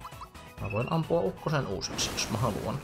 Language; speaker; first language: Finnish; native; Finnish